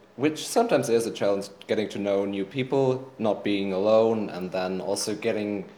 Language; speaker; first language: English; non-native, fluent; German